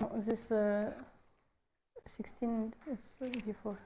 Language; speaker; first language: English; non-native, learner; French